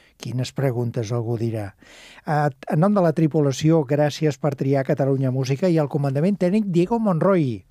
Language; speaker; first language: Catalan; native; Catalan